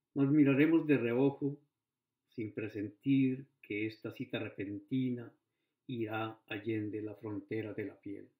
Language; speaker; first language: Spanish; native; Spanish